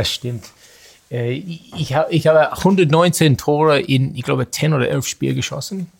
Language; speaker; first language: German; non-native, learner; English